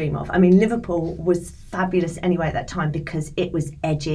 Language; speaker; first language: English; native; English